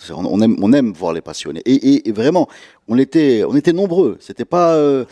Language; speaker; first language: French; non-native, local second language; Arabic